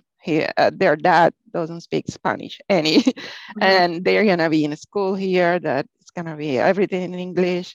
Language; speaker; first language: English; non-native, fluent; Spanish